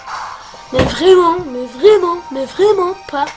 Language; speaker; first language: French; native; French